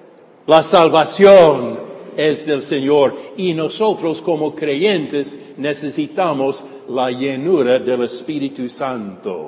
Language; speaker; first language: Spanish; non-native, fluent; English